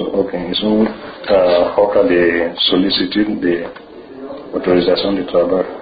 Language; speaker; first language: Spanish; non-native, learner; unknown